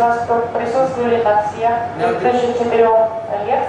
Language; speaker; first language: Russian; native; Russian